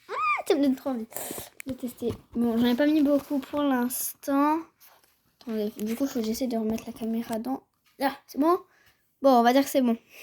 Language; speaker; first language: French; native; French